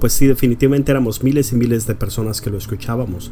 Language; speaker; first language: Spanish; early bilingual, heritage; Spanish